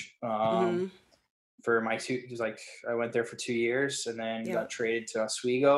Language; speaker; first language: English; native; English